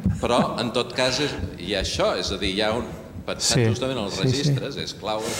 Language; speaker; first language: Catalan; non-native, local second language; Spanish